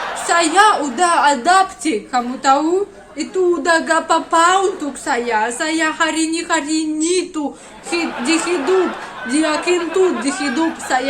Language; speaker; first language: Indonesian; non-native, learner; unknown